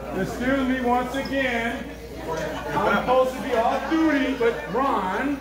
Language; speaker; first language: English; native; English